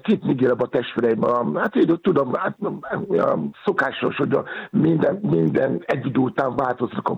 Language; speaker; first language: Hungarian; non-native, learner; Yoruba